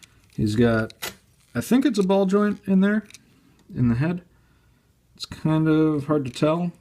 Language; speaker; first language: English; native; English